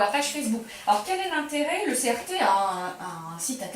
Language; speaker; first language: French; native; French